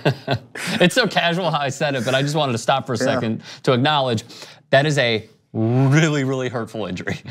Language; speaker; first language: English; native; English